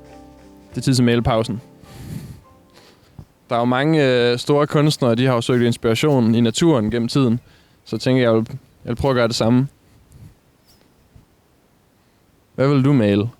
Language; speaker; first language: Danish; native; Danish